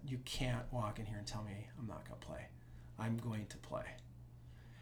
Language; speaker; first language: English; native; English